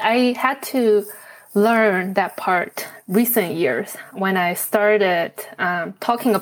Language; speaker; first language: English; non-native, fluent; Chinese